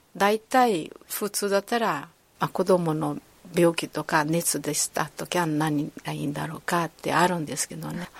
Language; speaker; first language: Japanese; non-native, fluent; Portuguese